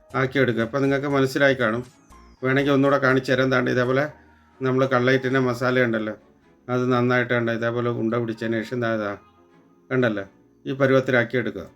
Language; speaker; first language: Malayalam; native; Malayalam